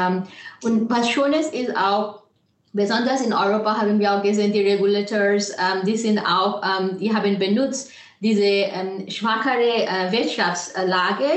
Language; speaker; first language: German; non-native, fluent; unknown